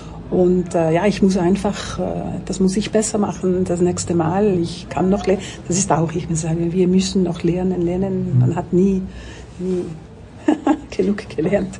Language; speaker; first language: German; non-native, local second language; French